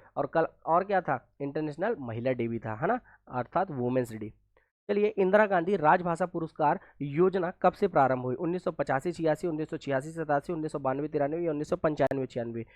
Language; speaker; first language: Hindi; native; Hindi